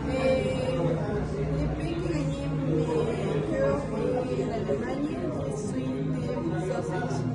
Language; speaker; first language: French; non-native, learner; Spanish